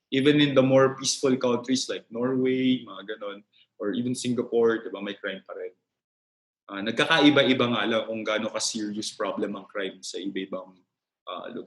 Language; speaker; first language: Filipino; native; Filipino